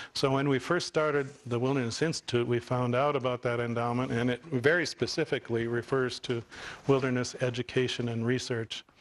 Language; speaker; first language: English; native; English